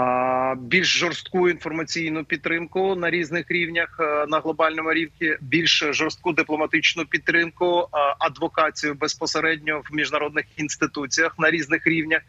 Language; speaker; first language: Ukrainian; native; Ukrainian